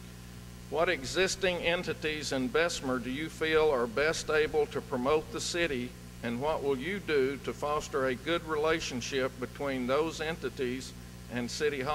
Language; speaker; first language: English; native; English